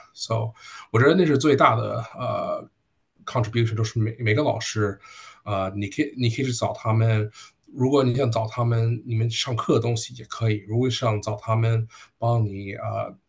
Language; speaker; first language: Chinese; early bilingual, heritage; Chinese